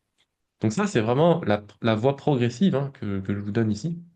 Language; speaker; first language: French; native; French